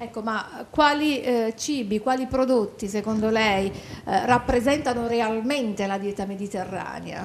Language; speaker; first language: Italian; native; Italian